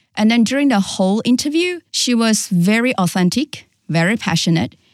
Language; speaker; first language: English; non-native, fluent; Chinese